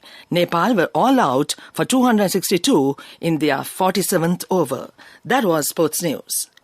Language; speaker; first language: English; non-native, local second language; Sinhala